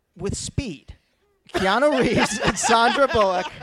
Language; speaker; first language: English; native; English